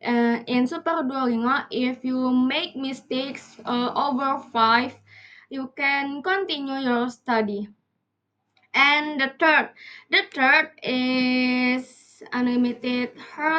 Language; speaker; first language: English; non-native, learner; Indonesian